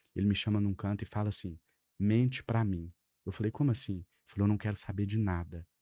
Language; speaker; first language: Portuguese; native; Portuguese